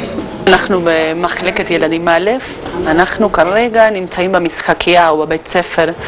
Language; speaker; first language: Hebrew; non-native, fluent; Spanish